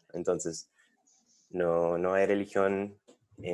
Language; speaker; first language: Spanish; non-native, fluent; English